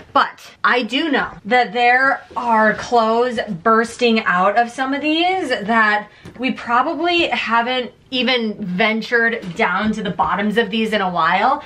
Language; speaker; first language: English; native; English